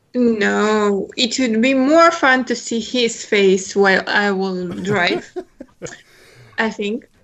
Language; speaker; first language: English; non-native, fluent; Romanian